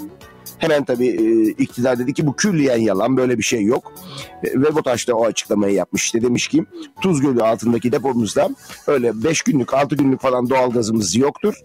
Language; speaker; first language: Turkish; native; Turkish